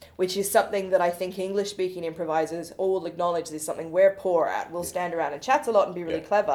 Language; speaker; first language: English; native; English